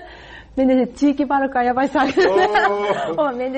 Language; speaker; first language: Kyrgyz; non-native, learner; Japanese